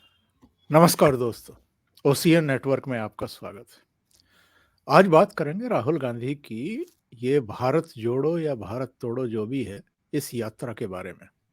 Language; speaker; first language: Hindi; native; Hindi